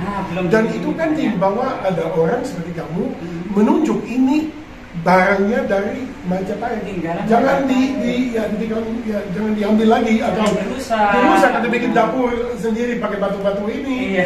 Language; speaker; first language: Indonesian; non-native, fluent; Dutch